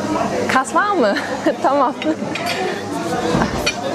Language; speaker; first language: Turkish; non-native, learner; German